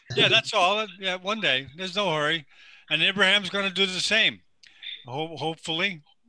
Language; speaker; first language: English; native; English